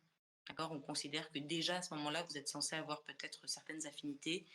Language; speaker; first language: French; non-native, local second language; Comorian